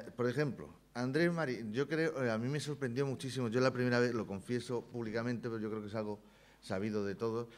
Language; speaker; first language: Spanish; native; Spanish